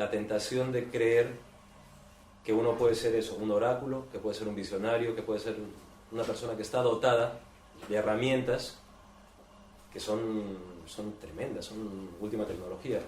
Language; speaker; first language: Spanish; native; Spanish